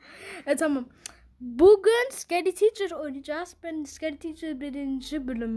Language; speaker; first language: Turkish; early bilingual, heritage; Turkish